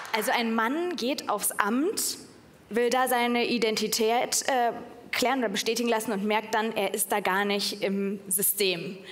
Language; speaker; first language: German; native; German